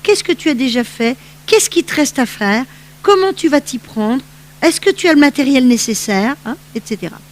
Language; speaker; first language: French; native; French